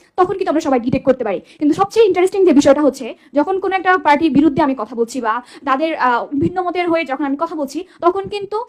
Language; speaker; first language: Bangla; non-native, local second language; Chakma